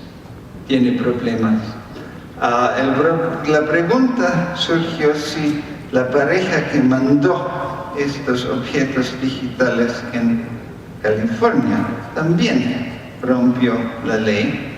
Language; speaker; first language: Spanish; non-native, fluent; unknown